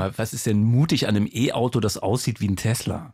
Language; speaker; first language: German; native; German